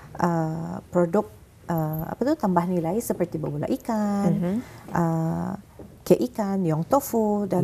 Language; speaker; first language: Malay; native; Malay